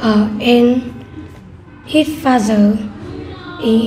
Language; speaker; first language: English; non-native, learner; Vietnamese